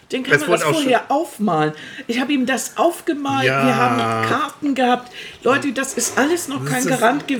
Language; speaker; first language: German; native; German